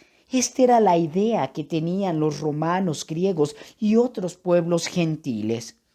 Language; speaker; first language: Spanish; native; Spanish